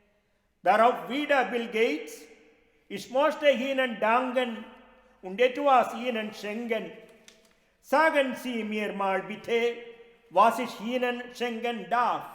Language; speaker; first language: German; non-native, fluent; Malayalam